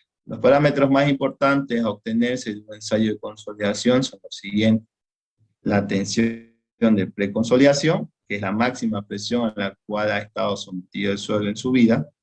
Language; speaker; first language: Spanish; native; Spanish